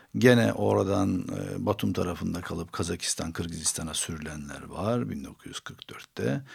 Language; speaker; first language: Turkish; non-native, local second language; Armenian